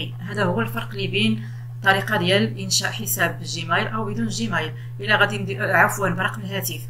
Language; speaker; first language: Arabic; native; Arabic